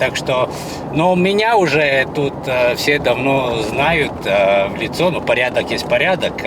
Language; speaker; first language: Russian; non-native, local second language; Latvian